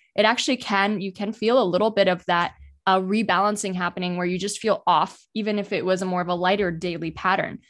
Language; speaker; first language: English; native; English